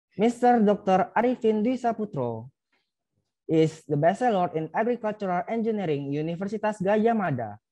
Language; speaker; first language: English; non-native, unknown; Indonesian